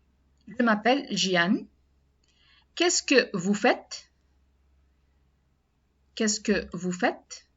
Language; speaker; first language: French; non-native, learner; Arabic